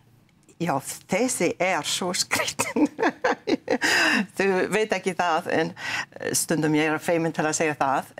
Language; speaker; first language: Icelandic; non-native, learner; English